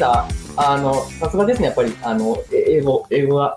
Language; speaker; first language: Japanese; native; Japanese